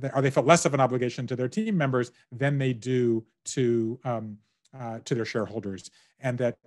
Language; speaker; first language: English; native; English